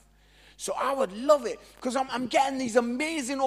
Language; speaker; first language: English; native; English